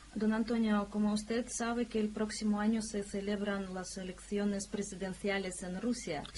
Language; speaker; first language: Spanish; non-native, fluent; Russian